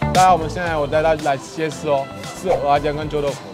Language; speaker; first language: Chinese; non-native, fluent; English